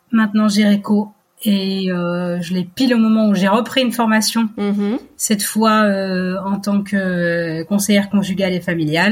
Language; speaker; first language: French; native; French